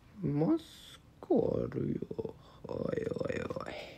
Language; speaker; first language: Japanese; non-native, learner; English